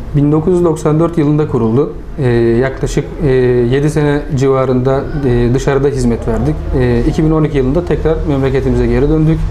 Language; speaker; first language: Turkish; native; Turkish